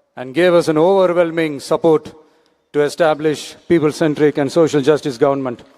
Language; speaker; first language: English; non-native, local second language; Tamil